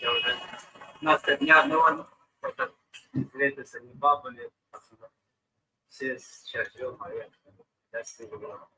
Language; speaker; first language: Russian; non-native, learner; Turkmen